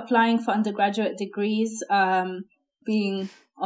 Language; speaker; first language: English; native; English